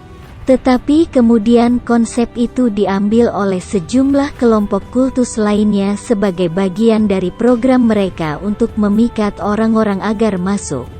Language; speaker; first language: Indonesian; native; Indonesian